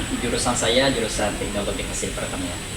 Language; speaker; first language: Indonesian; non-native, learner; Khmer